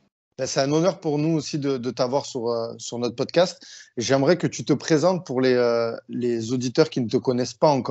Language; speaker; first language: French; native; French